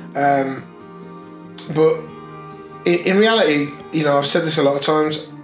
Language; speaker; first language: English; native; English